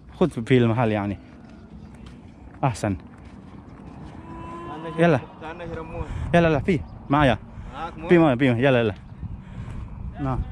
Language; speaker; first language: Arabic; non-native, learner; Indonesian